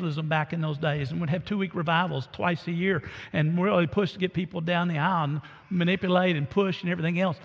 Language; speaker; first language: English; native; English